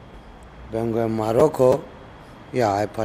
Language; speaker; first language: Spanish; non-native, learner; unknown